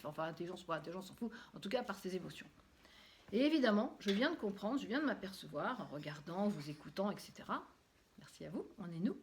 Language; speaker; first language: French; native; French